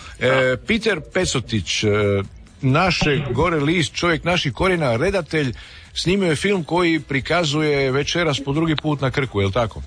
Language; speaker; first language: Serbian; native; Serbian